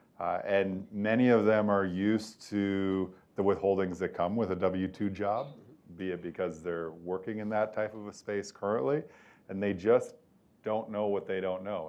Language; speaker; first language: English; native; English